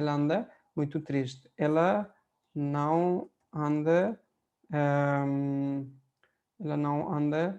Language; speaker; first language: Portuguese; non-native, fluent; Hindi